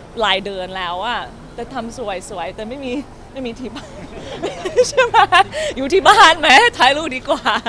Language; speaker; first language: Thai; non-native, learner; English